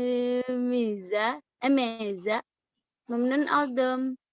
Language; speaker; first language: Turkish; non-native, learner; Indonesian